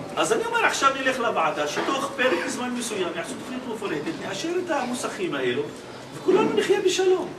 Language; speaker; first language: Hebrew; non-native, local second language; Arabic